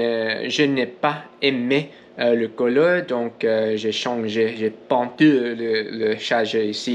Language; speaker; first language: French; non-native, learner; English